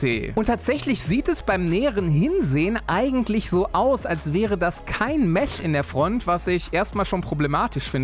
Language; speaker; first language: German; native; German